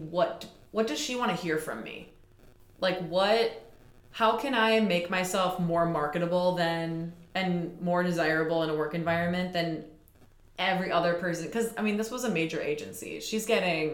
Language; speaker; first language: English; native; English